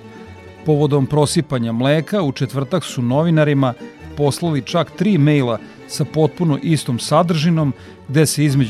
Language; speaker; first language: Serbian; native; Serbian